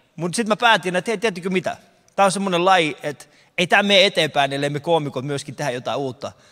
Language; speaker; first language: Finnish; early bilingual, other home language; Persian